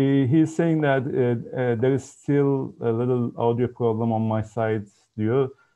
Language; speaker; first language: English; non-native, fluent; Turkish